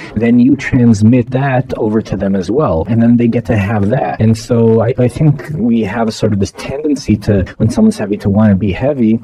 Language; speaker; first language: English; native; English